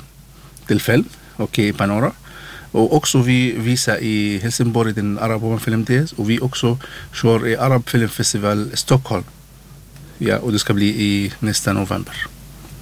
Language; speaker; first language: Swedish; non-native, learner; Arabic